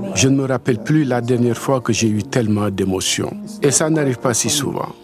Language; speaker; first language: French; non-native, local second language; Wolof